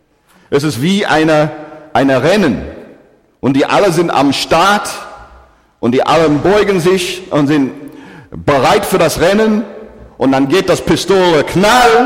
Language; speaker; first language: German; non-native, fluent; English